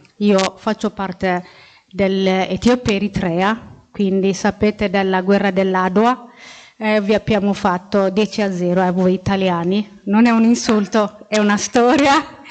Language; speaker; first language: Italian; non-native, fluent; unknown